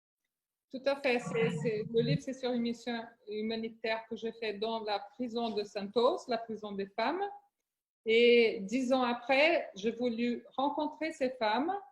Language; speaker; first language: French; non-native, fluent; Portuguese